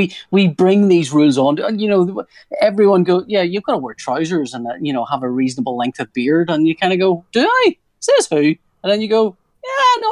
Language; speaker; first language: English; native; English